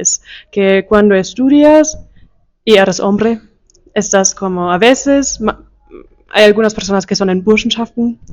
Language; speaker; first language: Spanish; non-native, fluent; German